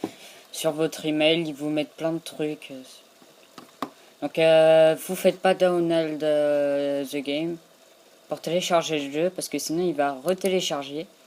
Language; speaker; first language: French; native; French